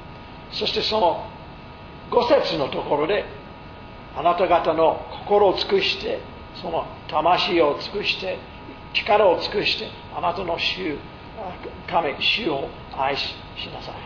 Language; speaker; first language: Japanese; non-native, fluent; English